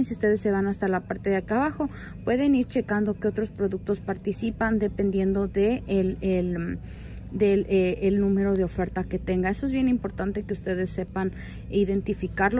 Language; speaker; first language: Spanish; native; Spanish